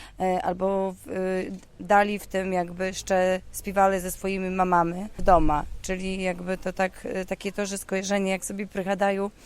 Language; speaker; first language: Polish; non-native, local second language; Ukrainian